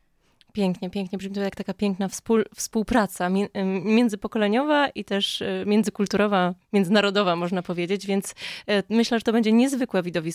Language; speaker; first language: Polish; native; Polish